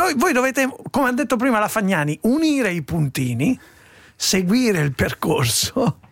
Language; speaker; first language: Italian; native; Italian